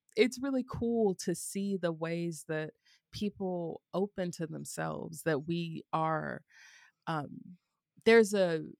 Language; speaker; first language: English; native; English